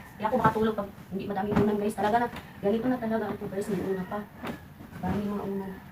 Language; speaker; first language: Filipino; non-native, local second language; Cebuano